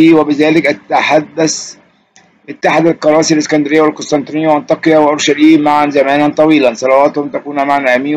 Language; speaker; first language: Arabic; native; Arabic